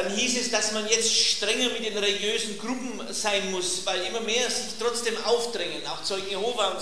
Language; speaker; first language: German; native; German